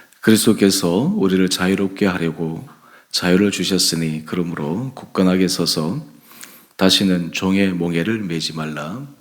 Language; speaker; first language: Korean; native; Korean